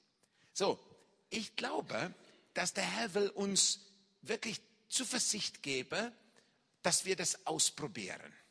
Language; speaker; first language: German; non-native, fluent; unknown